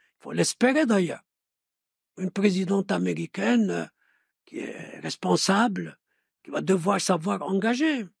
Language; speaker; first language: French; non-native, local second language; Arabic